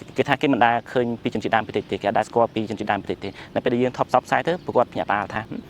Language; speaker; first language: Khmer; non-native, local second language; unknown